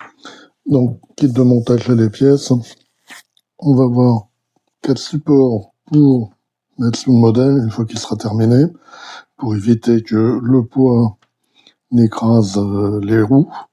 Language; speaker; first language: French; native; French